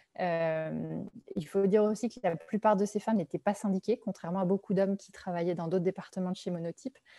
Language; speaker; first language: French; native; French